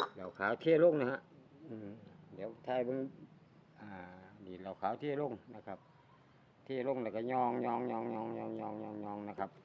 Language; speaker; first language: Thai; native; Thai